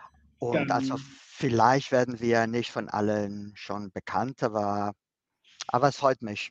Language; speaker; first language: German; non-native, fluent; Spanish